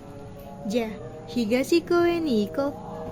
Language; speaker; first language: Japanese; non-native, learner; Indonesian